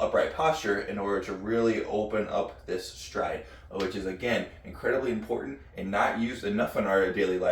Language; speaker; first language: English; native; English